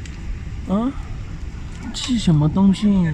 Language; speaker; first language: Chinese; non-native, fluent; Punjabi